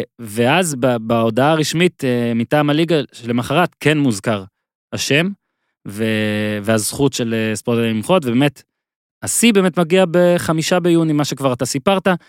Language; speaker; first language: Hebrew; native; Hebrew